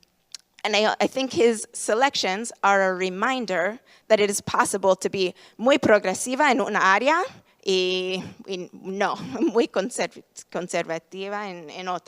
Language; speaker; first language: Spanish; non-native, learner; English